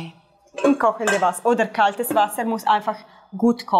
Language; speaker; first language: German; non-native, fluent; Italian